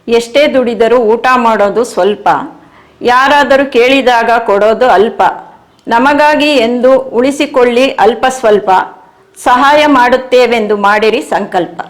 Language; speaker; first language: Kannada; native; Kannada